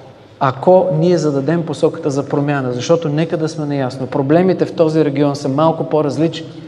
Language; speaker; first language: Bulgarian; native; Bulgarian